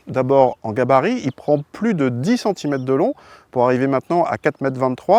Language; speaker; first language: French; native; French